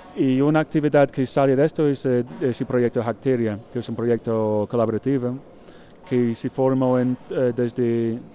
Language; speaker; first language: Spanish; non-native, fluent; English